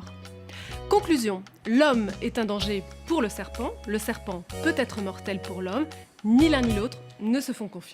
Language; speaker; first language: French; native; French